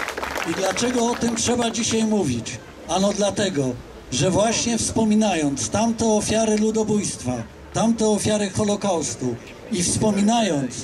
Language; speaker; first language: Polish; native; Polish